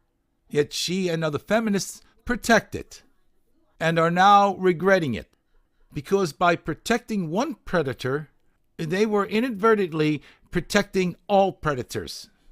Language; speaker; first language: English; native; English